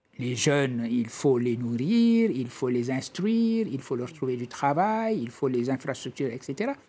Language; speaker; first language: French; non-native, local second language; Wolof